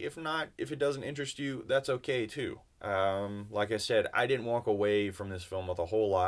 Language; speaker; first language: English; native; English